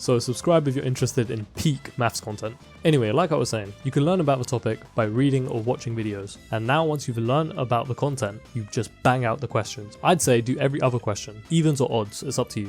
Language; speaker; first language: English; native; English